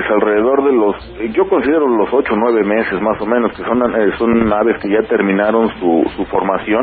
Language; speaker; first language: Spanish; native; Spanish